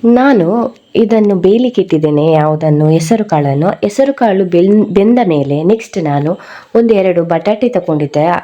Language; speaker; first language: Kannada; non-native, local second language; Tulu